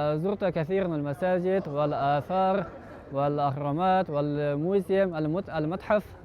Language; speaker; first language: Egyptian Arabic; non-native, learner; Kyrgyz